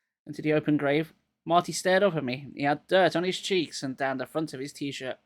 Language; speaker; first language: English; native; English